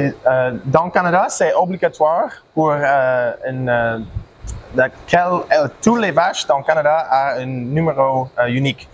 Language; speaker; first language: French; non-native, learner; English